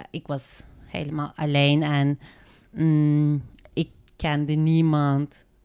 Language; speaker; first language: Dutch; non-native, learner; Turkish